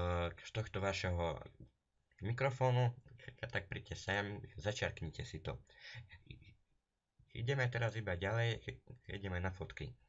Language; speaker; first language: Slovak; native; Slovak